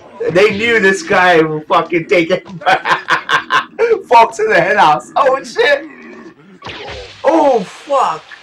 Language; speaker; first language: English; native; English